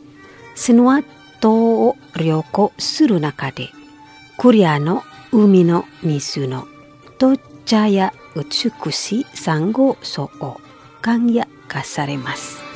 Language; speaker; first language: Japanese; non-native, fluent; Indonesian